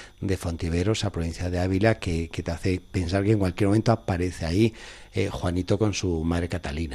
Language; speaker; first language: Spanish; native; Spanish